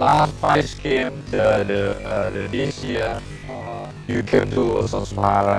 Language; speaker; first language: English; non-native, learner; Thai